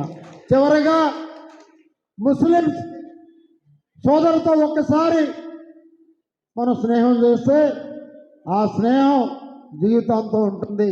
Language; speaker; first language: Telugu; native; Telugu